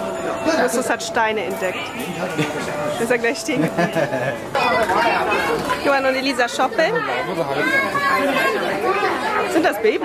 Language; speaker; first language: German; native; German